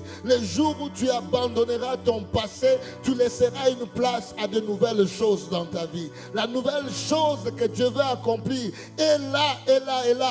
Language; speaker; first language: French; non-native, local second language; Lingala